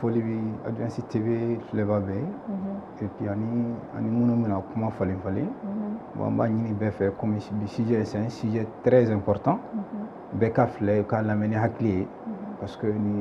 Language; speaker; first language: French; non-native, local second language; Bambara